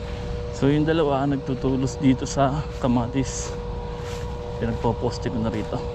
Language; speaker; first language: Filipino; native; Filipino